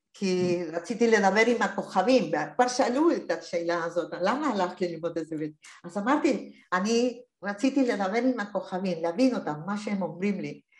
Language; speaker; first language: Hebrew; non-native, fluent; Spanish